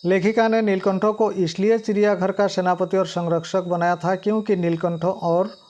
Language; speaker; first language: Hindi; non-native, local second language; Assamese